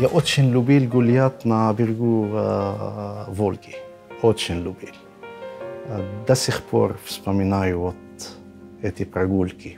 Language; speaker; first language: Russian; non-native, fluent; Arabic